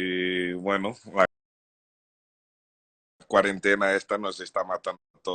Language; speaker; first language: Spanish; non-native, fluent; Portuguese